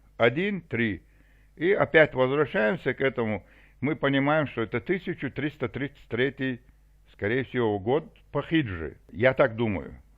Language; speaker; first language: Russian; non-native, local second language; Chechen